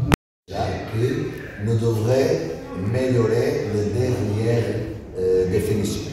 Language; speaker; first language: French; non-native, learner; Portuguese